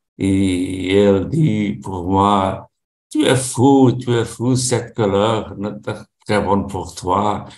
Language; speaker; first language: French; non-native, learner; Portuguese